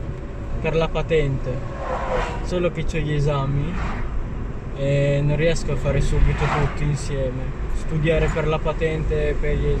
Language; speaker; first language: Italian; early bilingual, other home language; Filipino